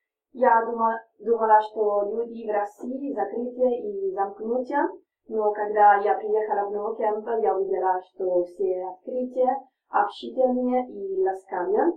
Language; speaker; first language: Russian; non-native, learner; Italian